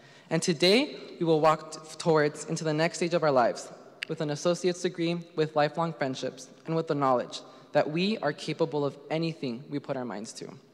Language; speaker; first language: English; early bilingual, other home language; Spanish